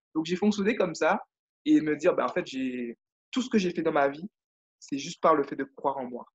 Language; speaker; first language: French; native; French